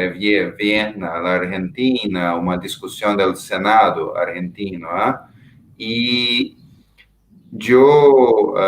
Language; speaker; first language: Spanish; non-native, fluent; Portuguese